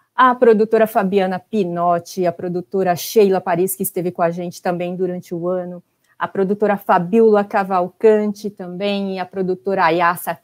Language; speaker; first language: Portuguese; native; Portuguese